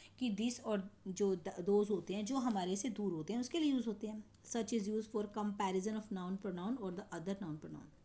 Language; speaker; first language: Hindi; native; Hindi